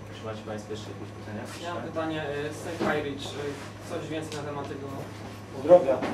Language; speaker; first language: Polish; native; Polish